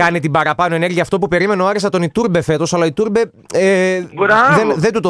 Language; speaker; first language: Greek; native; Greek